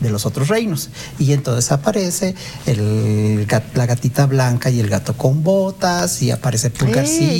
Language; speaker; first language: Spanish; native; Spanish